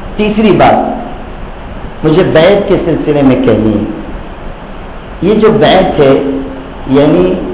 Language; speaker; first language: Urdu; native; Urdu